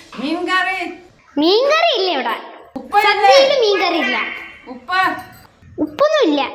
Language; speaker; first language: Malayalam; native; Malayalam